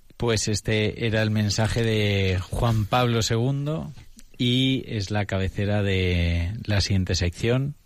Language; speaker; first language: Spanish; native; Spanish